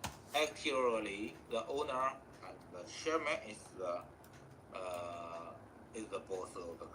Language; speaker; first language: English; non-native, learner; Chinese